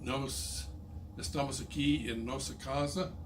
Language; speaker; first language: Portuguese; non-native, fluent; English